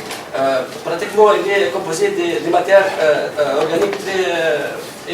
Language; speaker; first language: French; non-native, local second language; Arabic